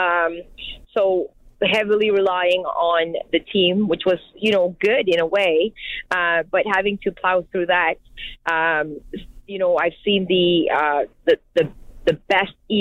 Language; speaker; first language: English; non-native, fluent; French